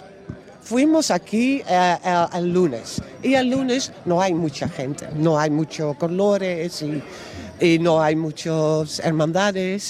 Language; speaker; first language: Spanish; non-native, learner; Dutch